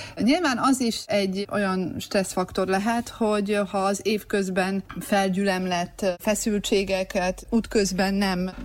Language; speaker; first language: Hungarian; native; Hungarian